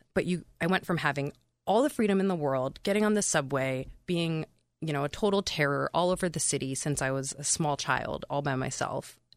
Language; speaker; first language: English; native; English